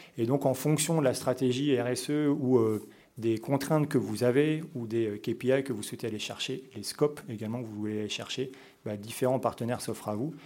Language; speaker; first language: French; native; French